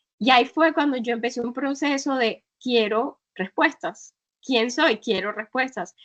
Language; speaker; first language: Spanish; native; Spanish